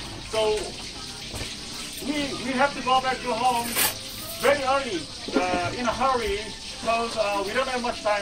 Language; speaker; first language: English; non-native, learner; Korean